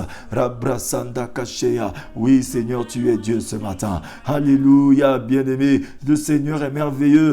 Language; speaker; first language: French; non-native, local second language; Lingala